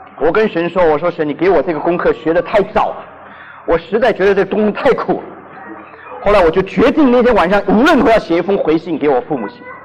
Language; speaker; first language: Chinese; non-native, local second language; Cantonese